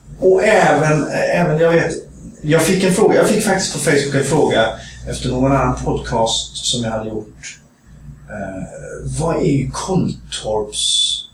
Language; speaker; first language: Swedish; native; Swedish